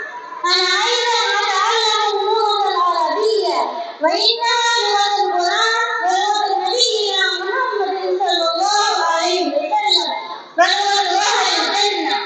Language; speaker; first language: Arabic; non-native, learner; Urdu